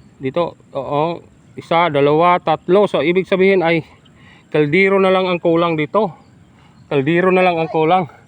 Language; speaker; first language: Filipino; non-native, local second language; Hiligaynon